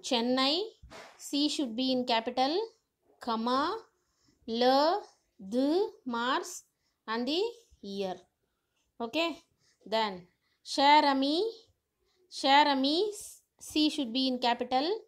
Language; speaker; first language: English; non-native, local second language; Tamil